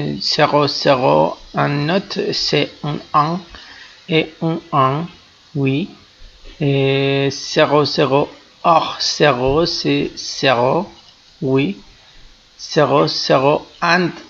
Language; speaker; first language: French; non-native, fluent; Spanish